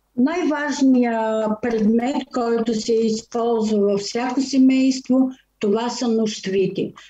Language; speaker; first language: Bulgarian; native; Bulgarian